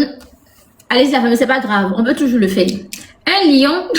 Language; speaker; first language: French; native; French